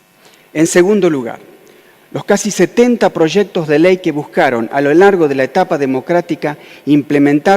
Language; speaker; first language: Spanish; native; Spanish